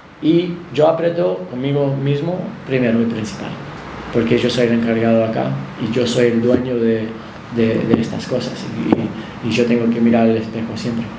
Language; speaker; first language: Spanish; non-native, fluent; English